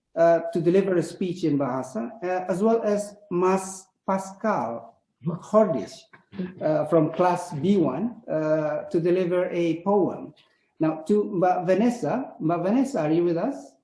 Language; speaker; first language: English; non-native, fluent; Indonesian